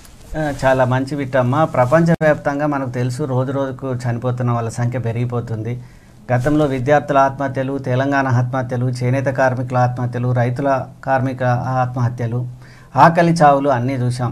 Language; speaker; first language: Telugu; native; Telugu